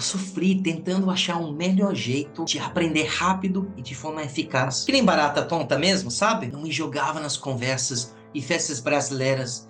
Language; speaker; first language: Portuguese; non-native, fluent; English